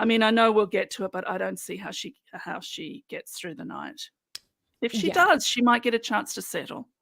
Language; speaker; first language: English; native; English